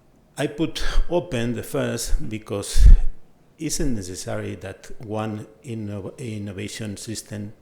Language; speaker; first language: English; non-native, fluent; Spanish